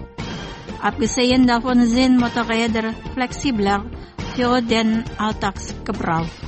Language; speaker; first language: German; non-native, fluent; Indonesian